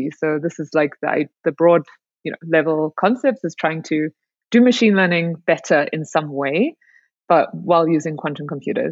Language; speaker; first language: English; native; English